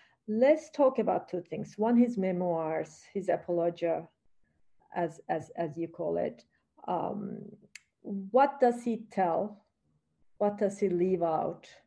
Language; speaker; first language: English; non-native, fluent; Turkish